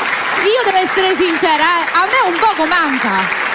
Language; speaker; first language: Italian; native; Italian